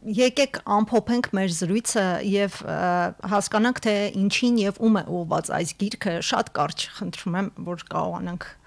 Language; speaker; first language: Armenian; native; Armenian